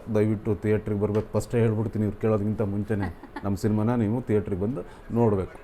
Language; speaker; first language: Kannada; native; Kannada